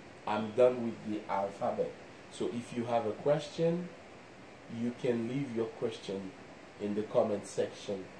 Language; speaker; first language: English; non-native, fluent; Haitian Creole